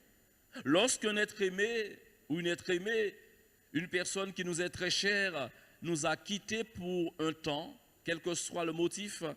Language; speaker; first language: French; native; French